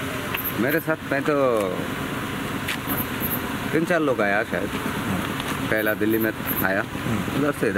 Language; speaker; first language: Hindi; non-native, learner; Bangla